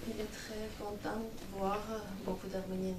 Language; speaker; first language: French; non-native, fluent; Armenian